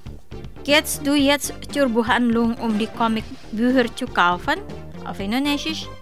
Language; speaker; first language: German; non-native, learner; Indonesian